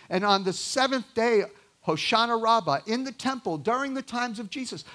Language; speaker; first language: English; native; English